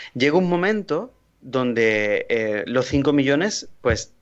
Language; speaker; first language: Spanish; native; Spanish